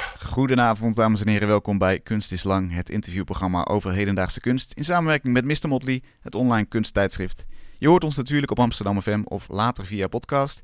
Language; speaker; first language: Dutch; native; Dutch